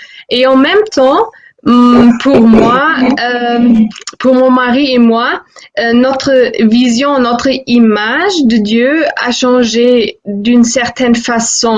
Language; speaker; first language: French; non-native, fluent; German